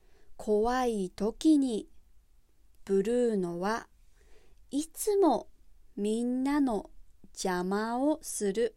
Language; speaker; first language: Japanese; native; Japanese